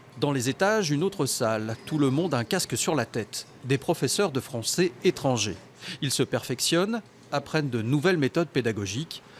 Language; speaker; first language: French; native; French